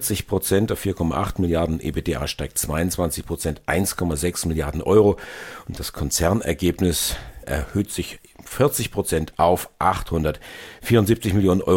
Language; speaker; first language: German; native; German